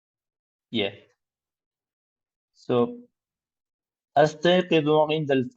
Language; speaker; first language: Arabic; non-native, learner; English